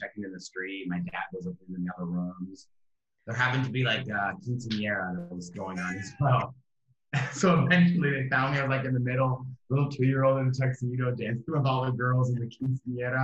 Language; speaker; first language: English; native; English